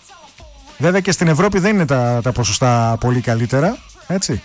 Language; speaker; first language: Greek; native; Greek